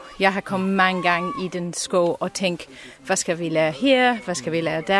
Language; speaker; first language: Danish; non-native, learner; English